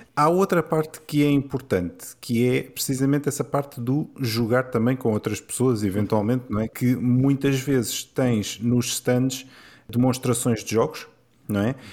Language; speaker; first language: Portuguese; native; Portuguese